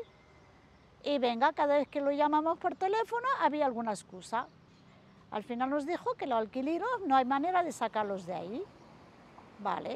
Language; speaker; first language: Spanish; native; Spanish